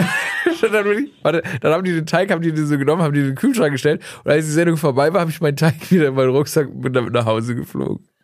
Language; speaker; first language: German; native; German